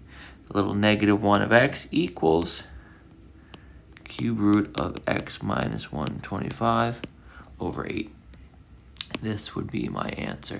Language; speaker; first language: English; native; English